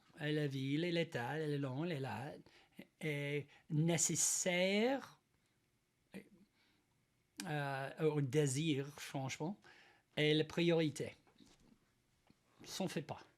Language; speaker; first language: French; non-native, learner; English